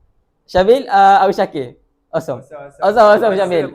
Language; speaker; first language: Arabic; non-native, learner; Malay